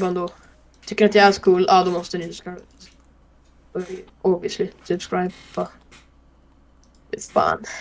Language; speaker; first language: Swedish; native; Swedish